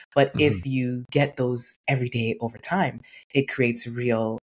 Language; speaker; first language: English; native; English